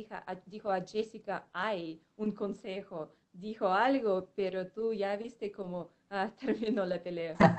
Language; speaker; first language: Spanish; non-native, fluent; Russian